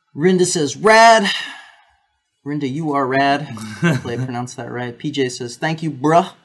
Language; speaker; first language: English; native; English